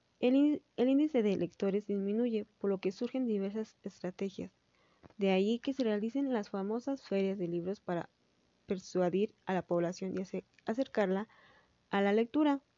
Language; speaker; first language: Spanish; native; Spanish